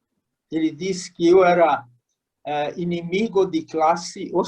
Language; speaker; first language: Portuguese; non-native, fluent; Hungarian